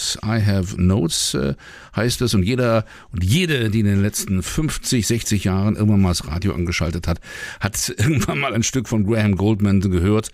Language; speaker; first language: German; native; German